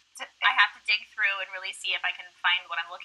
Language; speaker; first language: English; native; English